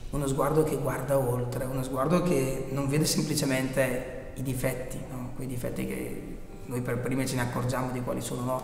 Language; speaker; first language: Italian; native; Italian